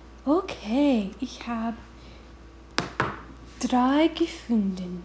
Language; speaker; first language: German; non-native, learner; English